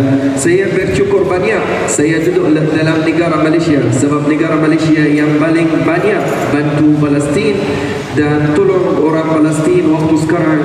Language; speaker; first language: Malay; non-native, fluent; Arabic